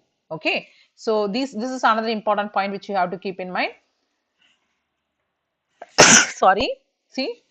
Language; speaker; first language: English; non-native, local second language; Tamil